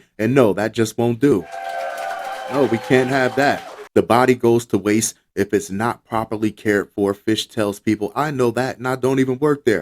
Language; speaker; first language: English; native; English